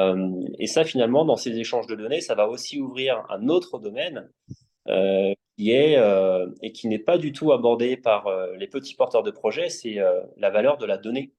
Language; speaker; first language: French; native; French